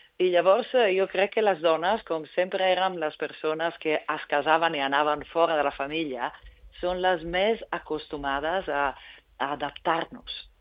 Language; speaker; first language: Catalan; non-native, fluent; Italian